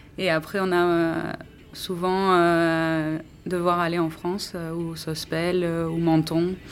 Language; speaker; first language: French; native; French